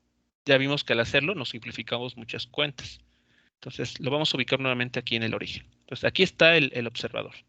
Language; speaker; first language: Spanish; native; Spanish